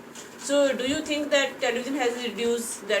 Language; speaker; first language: English; non-native, local second language; Hindi